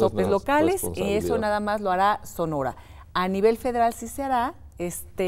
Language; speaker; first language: Spanish; native; Spanish